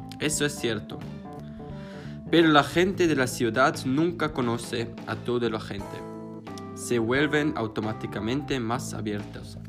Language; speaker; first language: Spanish; non-native, learner; German